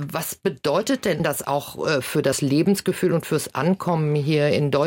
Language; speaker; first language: German; native; German